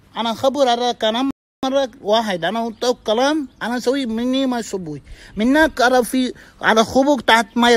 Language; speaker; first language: Arabic; non-native, learner; Bangla